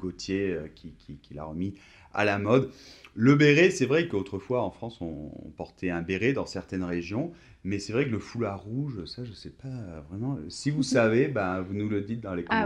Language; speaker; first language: French; native; French